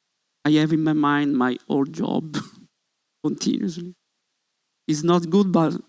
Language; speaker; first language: English; non-native, learner; Italian